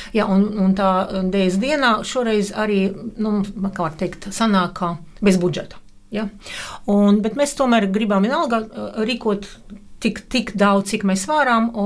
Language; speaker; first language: Latvian; non-native, local second language; Russian